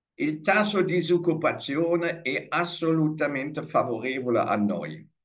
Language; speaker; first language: Italian; non-native, fluent; German